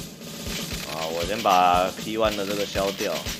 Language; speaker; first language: Chinese; native; Chinese